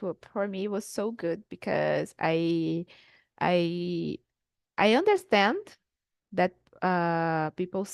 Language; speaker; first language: English; non-native, learner; Portuguese